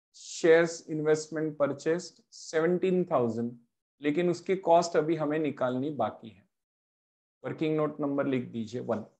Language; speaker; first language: Hindi; non-native, local second language; Marathi